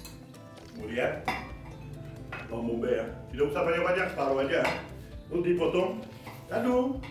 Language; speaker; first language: Indonesian; non-native, fluent; French